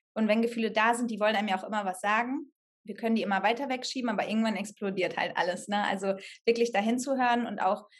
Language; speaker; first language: German; native; German